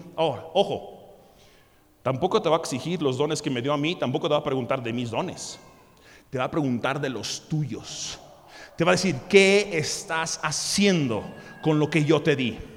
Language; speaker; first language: Spanish; early bilingual, other home language; English